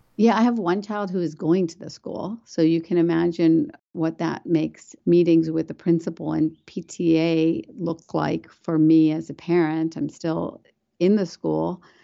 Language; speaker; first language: English; early bilingual, other home language; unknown